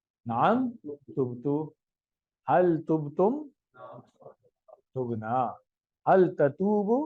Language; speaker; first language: Arabic; non-native, fluent; Urdu